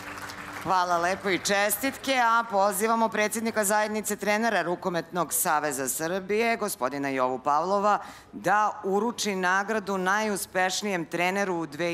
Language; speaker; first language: Serbian; native; Serbian